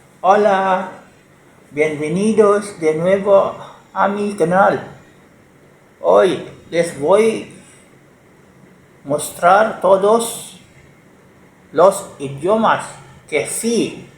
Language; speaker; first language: Spanish; non-native, learner; Filipino